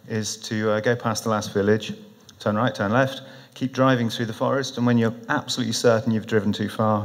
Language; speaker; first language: English; native; English